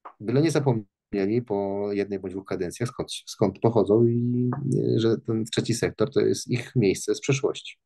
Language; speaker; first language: Polish; native; Polish